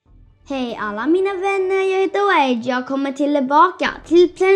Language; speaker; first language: Swedish; non-native, learner; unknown